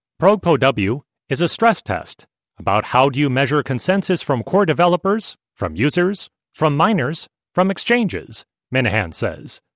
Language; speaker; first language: English; native; English